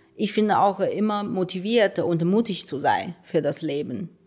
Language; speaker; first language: German; non-native, fluent; Chinese